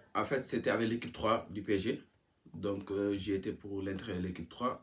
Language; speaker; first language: French; non-native, local second language; Wolof